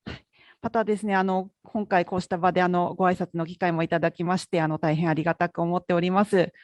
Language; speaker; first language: Japanese; native; Japanese